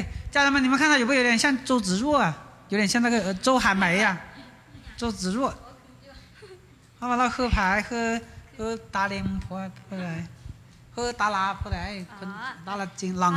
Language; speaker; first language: Chinese; native; Chinese